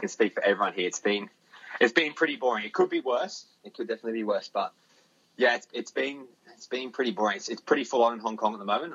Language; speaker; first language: English; native; English